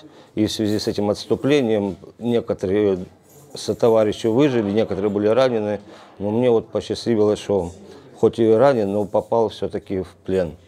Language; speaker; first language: Russian; native; Russian